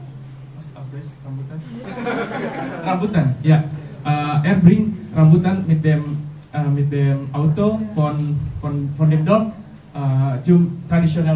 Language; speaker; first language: German; non-native, learner; Indonesian